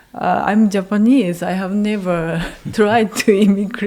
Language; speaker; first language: English; non-native, learner; Japanese